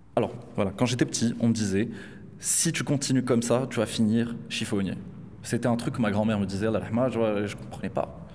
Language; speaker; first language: French; non-native, local second language; Arabic